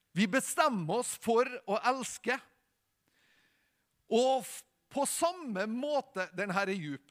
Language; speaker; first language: Norwegian; native; Norwegian